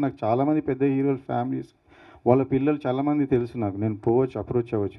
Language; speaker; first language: Telugu; native; Telugu